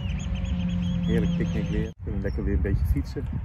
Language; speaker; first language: Dutch; native; Dutch